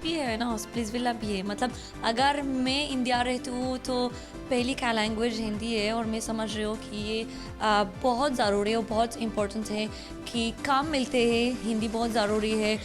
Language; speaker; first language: Hindi; non-native, learner; Arabic